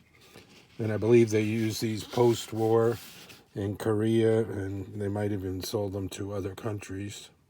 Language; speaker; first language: English; native; English